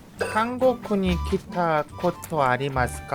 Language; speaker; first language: Japanese; non-native, learner; Korean